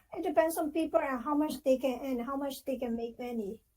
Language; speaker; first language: English; non-native, fluent; Burmese